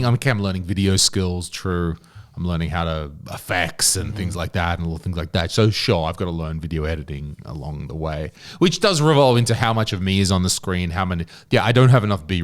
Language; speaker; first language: English; native; English